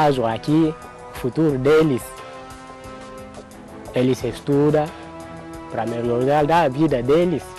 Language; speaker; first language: Portuguese; non-native, learner; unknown